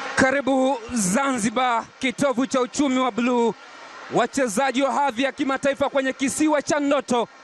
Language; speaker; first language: Swahili; native; Swahili